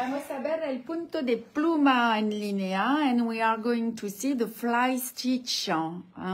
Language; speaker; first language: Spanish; non-native, learner; French